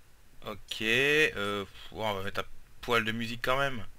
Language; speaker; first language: French; native; French